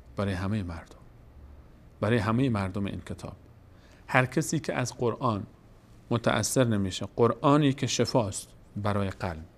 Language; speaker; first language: Persian; native; Persian